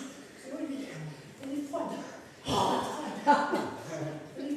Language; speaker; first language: French; non-native, learner; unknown